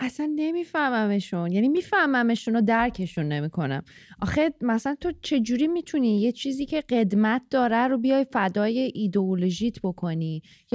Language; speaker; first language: Persian; native; Persian